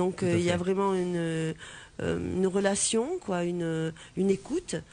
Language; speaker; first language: French; native; French